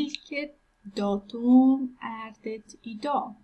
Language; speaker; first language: Swedish; non-native, fluent; Persian